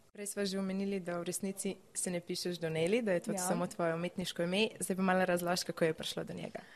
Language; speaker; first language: Slovenian; native; Slovenian